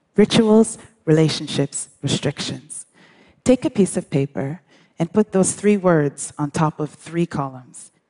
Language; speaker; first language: English; native; English